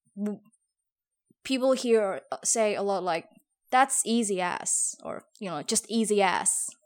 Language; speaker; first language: English; non-native, fluent; Javanese